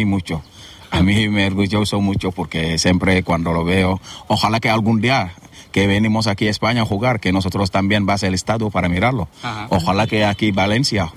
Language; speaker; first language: Spanish; non-native, learner; Wolof